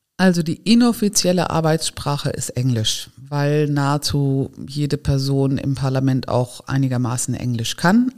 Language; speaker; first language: German; native; German